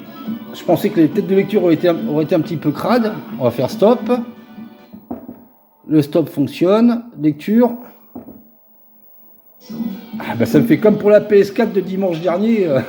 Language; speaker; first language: French; native; French